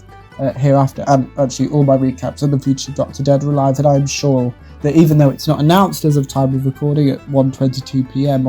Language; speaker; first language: English; native; English